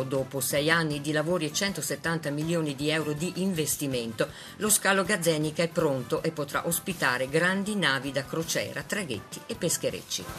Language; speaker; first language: Italian; native; Italian